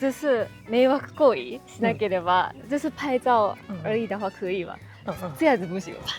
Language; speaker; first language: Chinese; non-native, fluent; Japanese